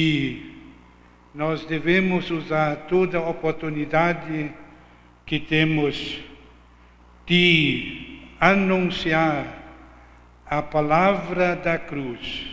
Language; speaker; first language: Portuguese; non-native, fluent; German